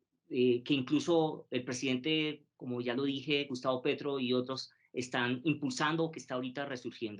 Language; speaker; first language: Spanish; native; Spanish